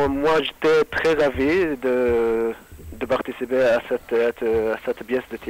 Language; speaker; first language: French; non-native, fluent; Arabic